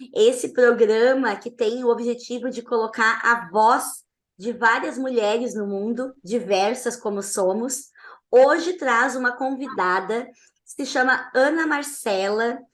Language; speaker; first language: Portuguese; native; Portuguese